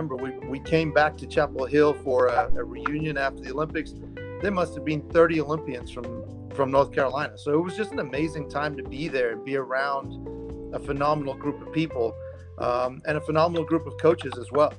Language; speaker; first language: English; native; English